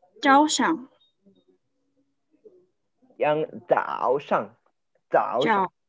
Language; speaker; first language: Chinese; non-native, fluent; Indonesian